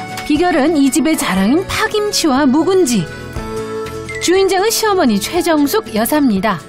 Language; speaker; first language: Korean; native; Korean